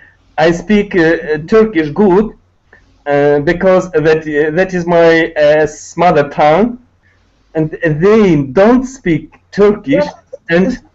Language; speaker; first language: English; non-native, learner; Tatar